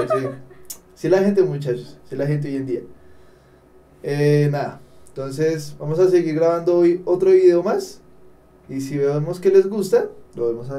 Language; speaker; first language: Spanish; native; Spanish